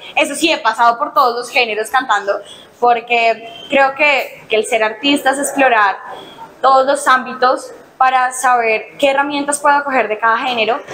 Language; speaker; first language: Spanish; native; Spanish